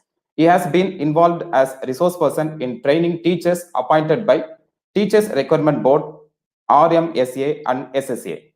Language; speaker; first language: English; non-native, local second language; Tamil